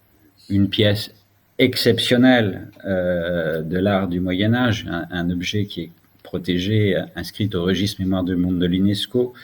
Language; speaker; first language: French; native; French